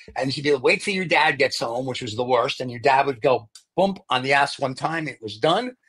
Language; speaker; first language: English; native; English